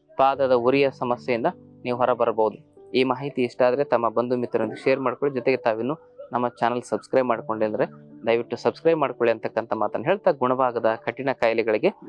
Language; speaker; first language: Kannada; native; Kannada